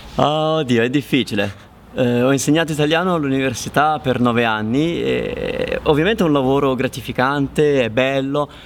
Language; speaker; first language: Italian; native; Italian